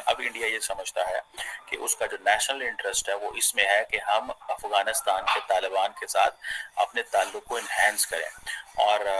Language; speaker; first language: Hindi; native; Hindi